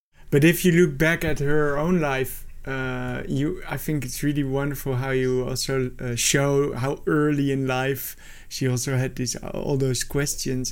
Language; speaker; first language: English; non-native, fluent; Dutch